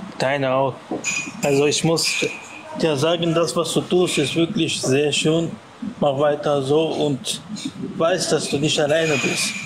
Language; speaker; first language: German; non-native, fluent; Bulgarian